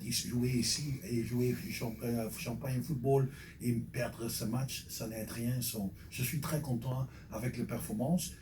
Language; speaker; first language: French; non-native, fluent; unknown